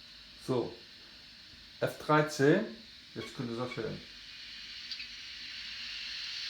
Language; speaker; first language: German; non-native, fluent; English